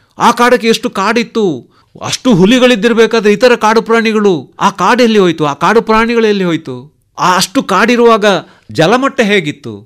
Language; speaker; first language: Kannada; non-native, local second language; Tulu